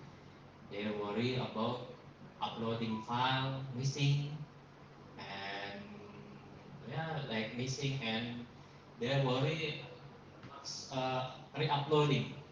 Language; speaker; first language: English; non-native, learner; Indonesian